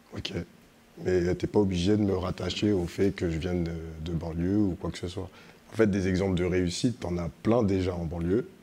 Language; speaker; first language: French; early bilingual, other home language; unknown